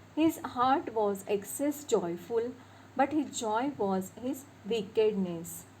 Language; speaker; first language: English; non-native, local second language; Marathi